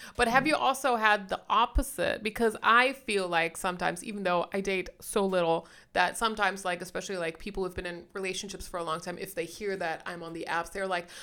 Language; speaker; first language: English; non-native, local second language; German